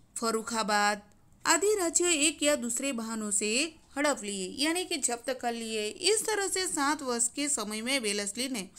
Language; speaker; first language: Hindi; non-native, local second language; Gujarati